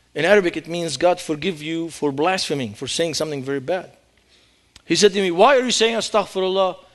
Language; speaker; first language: English; non-native, fluent; Arabic